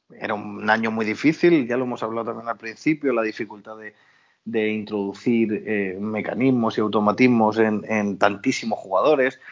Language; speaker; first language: Spanish; native; Spanish